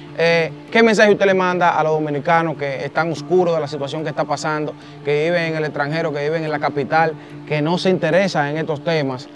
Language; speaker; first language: Spanish; native; Spanish